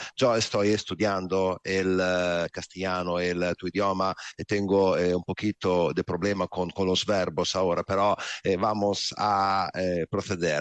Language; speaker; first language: Spanish; non-native, learner; Italian